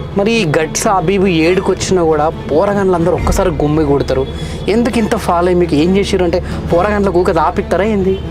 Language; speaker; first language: Telugu; native; Telugu